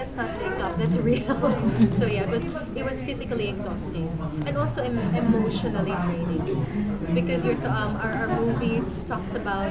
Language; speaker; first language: English; non-native, local second language; Filipino